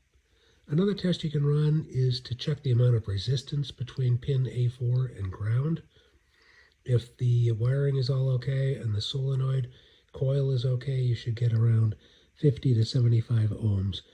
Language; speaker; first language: English; native; English